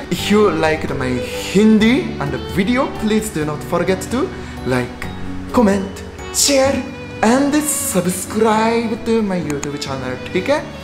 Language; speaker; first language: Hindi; non-native, fluent; Japanese